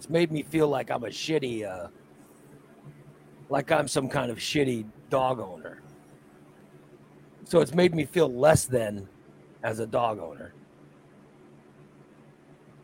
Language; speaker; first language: English; native; English